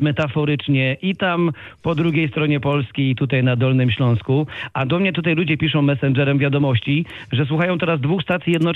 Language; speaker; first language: Polish; native; Polish